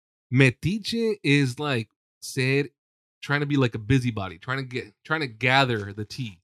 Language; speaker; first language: English; early bilingual, other home language; Spanish